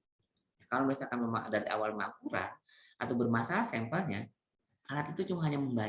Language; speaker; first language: Indonesian; native; Indonesian